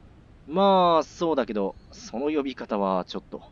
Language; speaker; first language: Japanese; native; Japanese